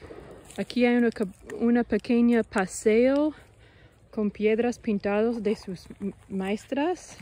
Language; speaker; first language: Spanish; non-native, learner; English